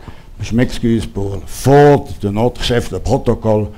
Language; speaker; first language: French; non-native, local second language; German